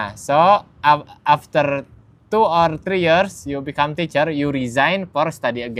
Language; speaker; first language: English; non-native, learner; Indonesian